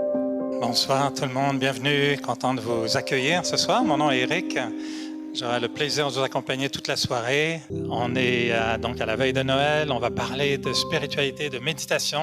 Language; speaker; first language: French; native; French